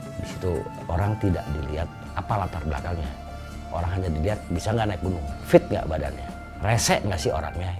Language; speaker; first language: Indonesian; native; Indonesian